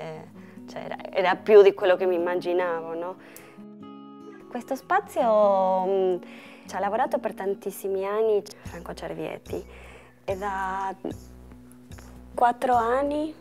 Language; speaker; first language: Italian; non-native, fluent; Spanish